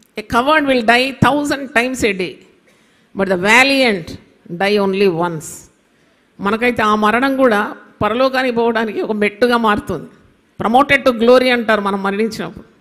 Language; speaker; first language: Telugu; non-native, local second language; Malayalam